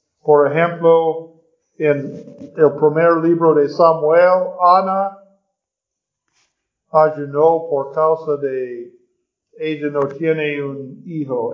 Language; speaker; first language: Spanish; non-native, learner; English